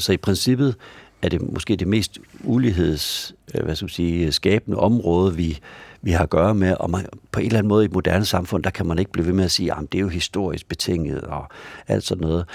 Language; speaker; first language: Danish; native; Danish